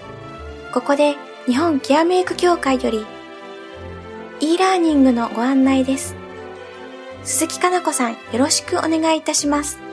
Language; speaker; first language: Japanese; native; Japanese